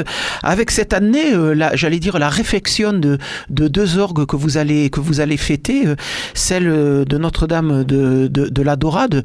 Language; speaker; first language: French; native; French